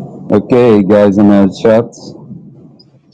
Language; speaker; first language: English; non-native, learner; Dutch